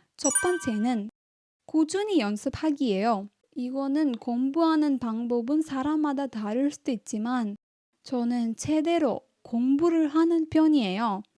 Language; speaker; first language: Korean; non-native, fluent; Tamil